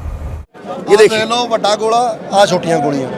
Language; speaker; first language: Hindi; native; Hindi